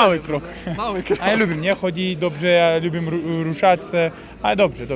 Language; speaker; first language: Polish; non-native, learner; Uzbek